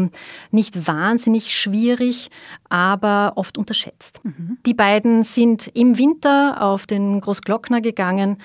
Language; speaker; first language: German; native; German